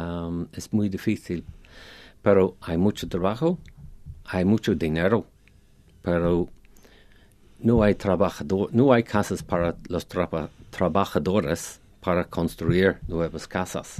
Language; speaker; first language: Spanish; non-native, fluent; English